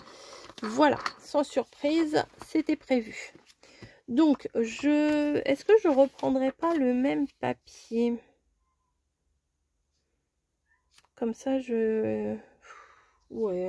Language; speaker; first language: French; native; French